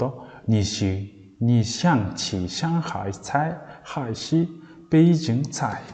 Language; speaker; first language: Chinese; non-native, learner; Mongolian